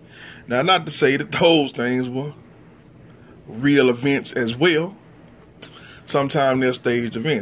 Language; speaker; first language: English; native; English